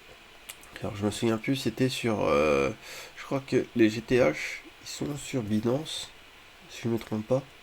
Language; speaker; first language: French; native; French